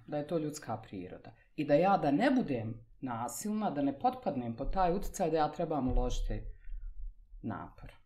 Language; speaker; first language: Bosnian; native; Bosnian